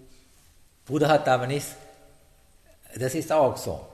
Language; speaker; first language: German; non-native, learner; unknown